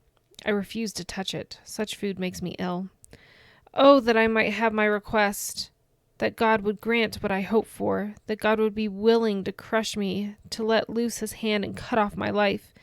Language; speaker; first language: English; native; English